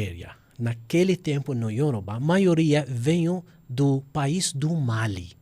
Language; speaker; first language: Portuguese; non-native, fluent; Arabic